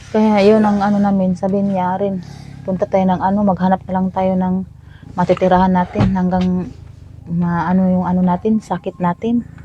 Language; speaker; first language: Filipino; non-native, local second language; Cebuano